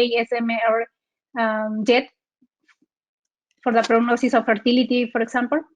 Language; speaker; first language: English; non-native, learner; Spanish